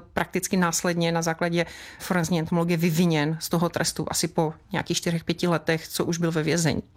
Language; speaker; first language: Czech; native; Czech